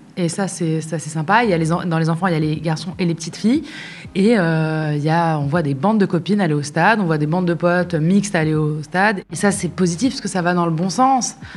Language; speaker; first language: French; non-native, local second language; Arabic